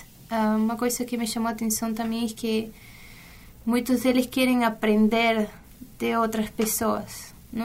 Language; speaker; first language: Portuguese; non-native, fluent; Spanish